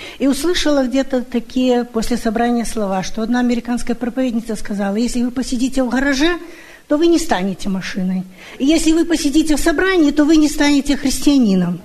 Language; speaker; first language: Russian; native; Russian